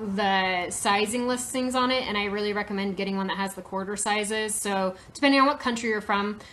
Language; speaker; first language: English; native; English